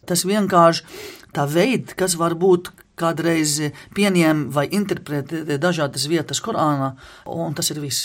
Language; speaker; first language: Latvian; non-native, fluent; Arabic